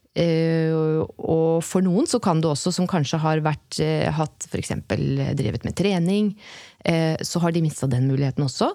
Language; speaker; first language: Norwegian; native; Norwegian